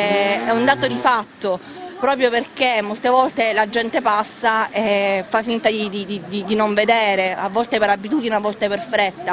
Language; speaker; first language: Italian; native; Italian